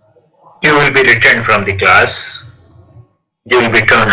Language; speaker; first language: English; non-native, learner; Telugu